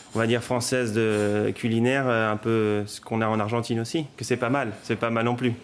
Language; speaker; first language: French; non-native, fluent; Spanish